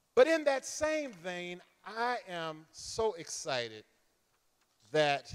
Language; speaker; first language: English; native; English